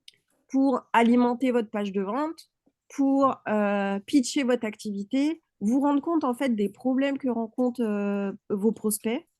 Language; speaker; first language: French; native; French